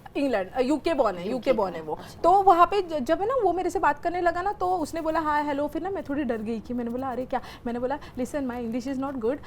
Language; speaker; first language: Hindi; non-native, local second language; Marathi